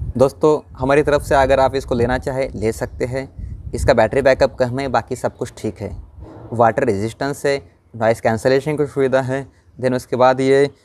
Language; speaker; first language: Hindi; non-native, local second language; Marathi